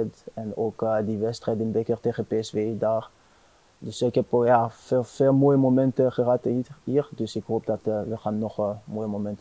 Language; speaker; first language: Dutch; non-native, fluent; French